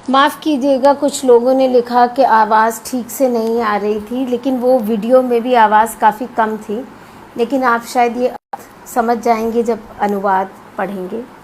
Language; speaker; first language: Hindi; non-native, local second language; Punjabi